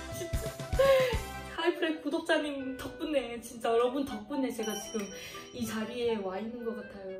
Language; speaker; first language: Korean; non-native, fluent; Thai